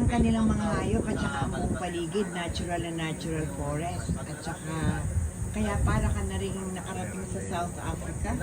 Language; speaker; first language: Filipino; native; Filipino